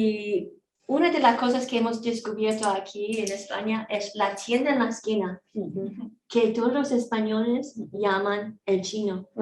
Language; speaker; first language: Spanish; non-native, fluent; Korean